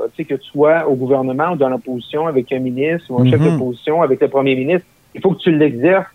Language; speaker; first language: French; native; French